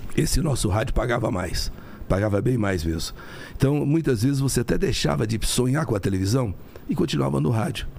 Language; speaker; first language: Portuguese; native; Portuguese